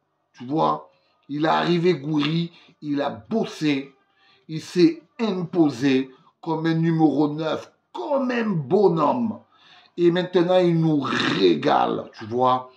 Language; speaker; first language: French; native; French